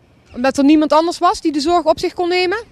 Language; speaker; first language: Dutch; native; Dutch